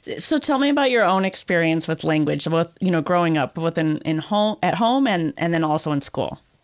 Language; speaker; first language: English; native; English